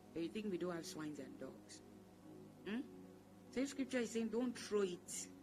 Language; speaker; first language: English; non-native, local second language; Igbo